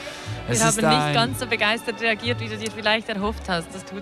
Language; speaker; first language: German; native; German